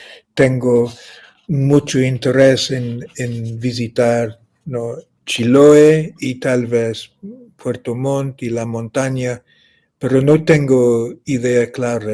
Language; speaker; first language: Spanish; non-native, fluent; English